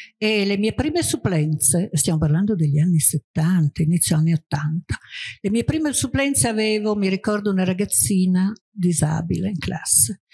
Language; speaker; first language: Italian; native; Italian